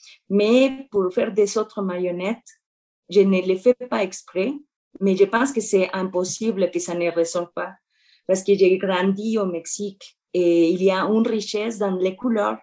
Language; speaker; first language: French; non-native, fluent; Spanish